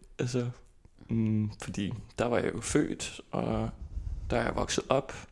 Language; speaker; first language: Danish; non-native, fluent; Icelandic